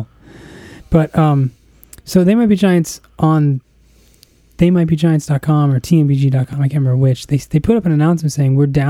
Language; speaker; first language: English; native; English